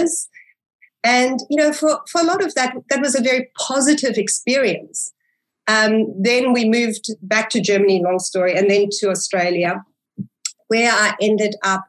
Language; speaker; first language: English; early bilingual, other home language; German